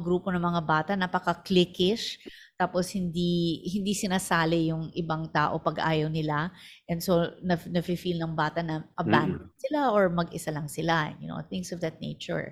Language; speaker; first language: English; non-native, local second language; Filipino